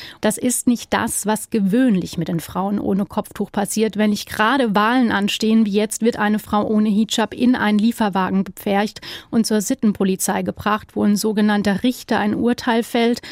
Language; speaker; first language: German; native; German